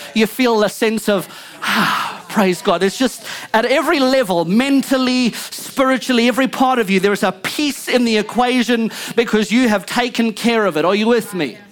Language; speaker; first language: English; native; English